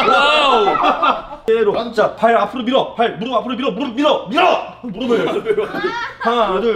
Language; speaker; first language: Korean; native; Korean